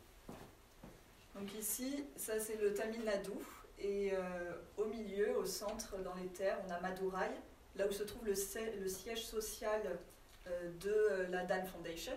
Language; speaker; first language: French; native; French